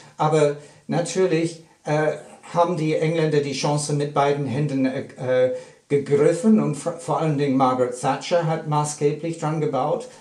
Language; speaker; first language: German; non-native, fluent; English